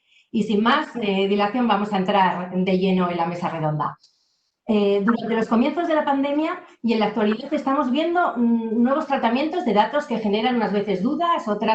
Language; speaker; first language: Spanish; native; Spanish